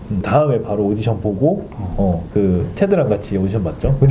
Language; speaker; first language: Korean; native; Korean